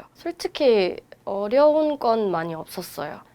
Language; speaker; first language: Korean; non-native, fluent; Burmese